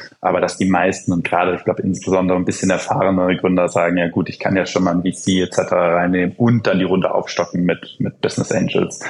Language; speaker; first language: German; native; German